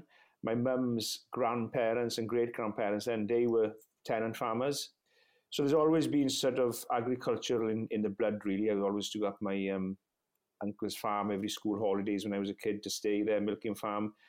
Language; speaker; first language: English; non-native, local second language; Welsh